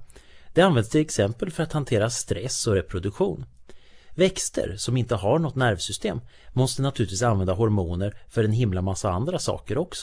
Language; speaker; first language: Swedish; native; Swedish